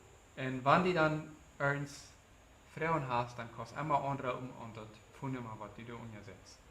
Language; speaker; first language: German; non-native, learner; Plautdietsch